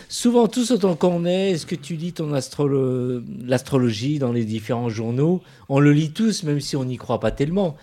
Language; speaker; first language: French; native; French